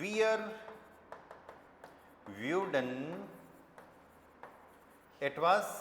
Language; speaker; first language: German; non-native, fluent; Hindi